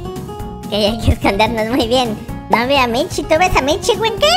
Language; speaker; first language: Spanish; native; Spanish